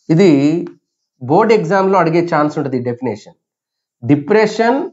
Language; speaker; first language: English; non-native, local second language; Telugu